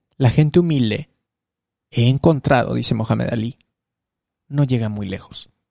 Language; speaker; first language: Spanish; native; Spanish